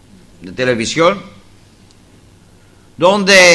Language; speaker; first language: Spanish; non-native, fluent; Greek